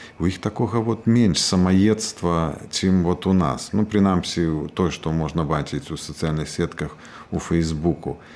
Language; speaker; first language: Belarusian; native; Belarusian